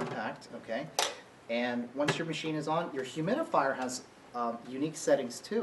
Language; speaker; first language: English; native; English